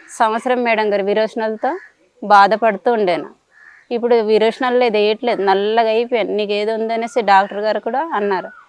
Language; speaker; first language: Telugu; native; Telugu